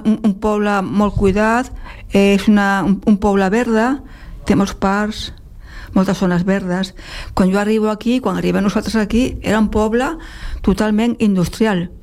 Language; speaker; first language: Catalan; native; Catalan